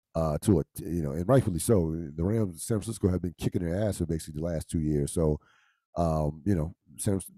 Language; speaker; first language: English; native; English